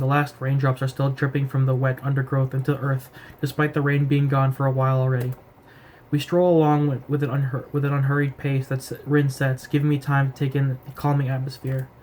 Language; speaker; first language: English; native; English